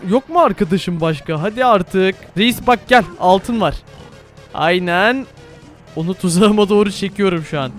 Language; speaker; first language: Turkish; native; Turkish